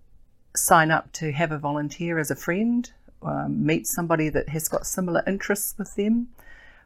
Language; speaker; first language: English; native; English